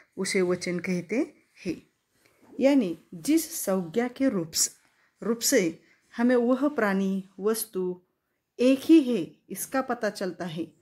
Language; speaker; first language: Hindi; non-native, local second language; Marathi